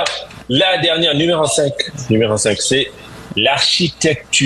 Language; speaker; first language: French; non-native, fluent; English